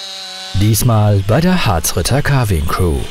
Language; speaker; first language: German; native; German